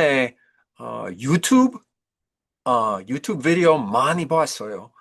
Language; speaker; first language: Korean; non-native, learner; English